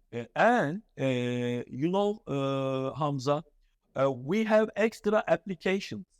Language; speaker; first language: English; non-native, fluent; Turkish